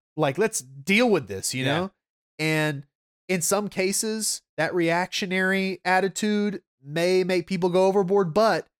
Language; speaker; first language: English; native; English